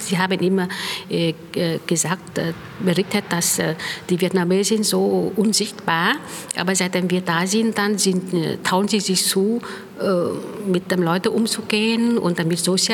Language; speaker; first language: German; non-native, fluent; Vietnamese